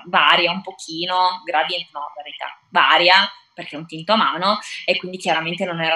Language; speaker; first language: Italian; native; Italian